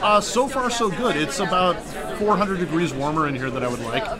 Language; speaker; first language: English; native; English